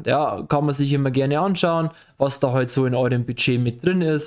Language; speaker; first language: German; native; German